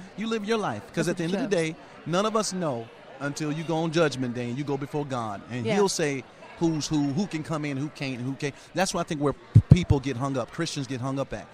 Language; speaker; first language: English; native; English